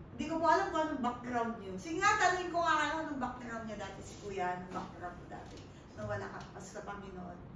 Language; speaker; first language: Filipino; non-native, local second language; Pampanga